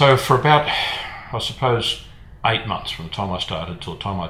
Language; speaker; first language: English; native; English